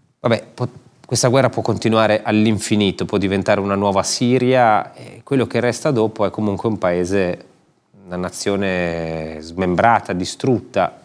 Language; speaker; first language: Italian; native; Italian